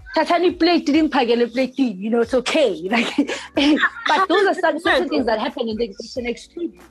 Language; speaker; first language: English; non-native, local second language; Zulu